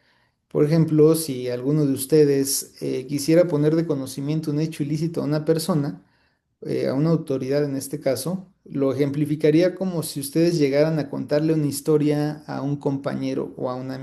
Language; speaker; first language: Spanish; native; Spanish